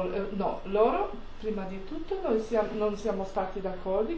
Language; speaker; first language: Italian; non-native, fluent; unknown